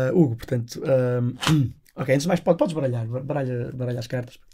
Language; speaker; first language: Portuguese; native; Portuguese